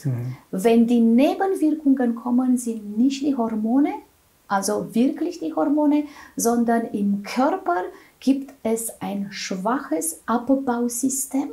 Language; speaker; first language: German; non-native, fluent; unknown